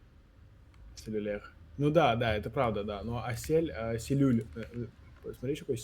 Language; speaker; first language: Russian; native; Russian